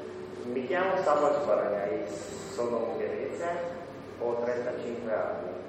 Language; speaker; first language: Italian; non-native, learner; Hungarian